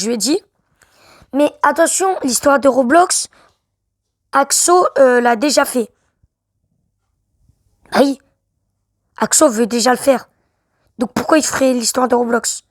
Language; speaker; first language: French; native; French